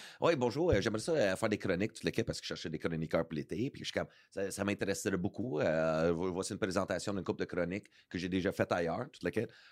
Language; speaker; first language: French; early bilingual, heritage; English